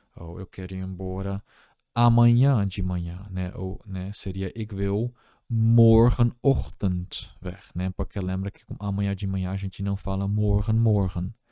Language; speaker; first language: Portuguese; non-native, fluent; Dutch